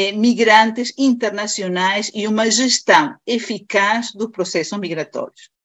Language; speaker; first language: Portuguese; non-native, fluent; Spanish